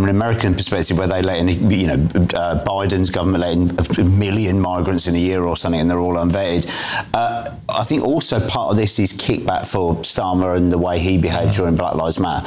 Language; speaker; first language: English; native; English